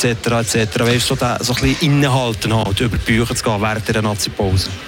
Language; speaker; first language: German; native; German